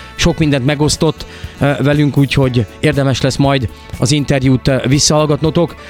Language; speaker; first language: Hungarian; native; Hungarian